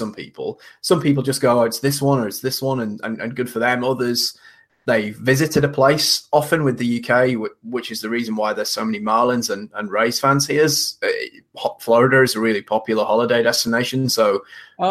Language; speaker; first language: English; native; English